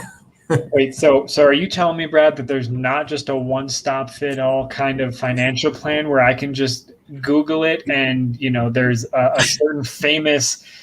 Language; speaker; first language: English; native; English